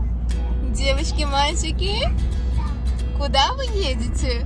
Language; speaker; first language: Russian; native; Russian